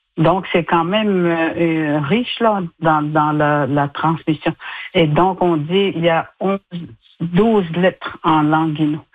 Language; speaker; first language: French; non-native, local second language; Innu-aimun